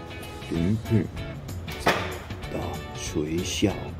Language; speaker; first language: Chinese; non-native, learner; English